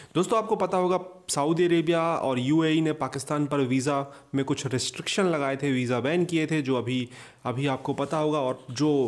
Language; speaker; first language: Hindi; native; Hindi